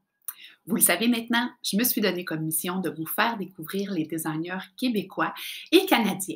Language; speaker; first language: French; native; French